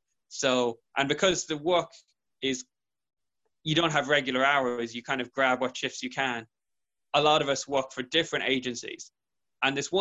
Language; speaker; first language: English; native; English